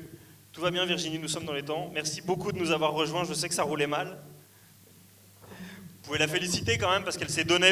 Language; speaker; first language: French; native; French